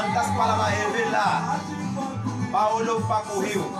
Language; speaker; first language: Portuguese; non-native, learner; Haitian Creole